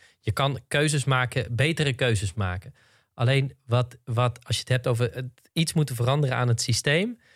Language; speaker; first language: Dutch; native; Dutch